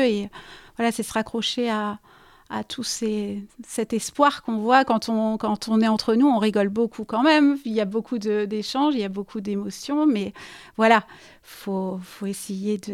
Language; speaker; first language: French; native; French